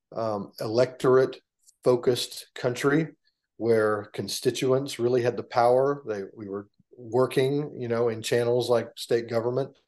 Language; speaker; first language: English; native; English